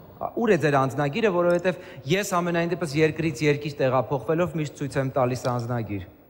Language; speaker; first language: Armenian; native; Armenian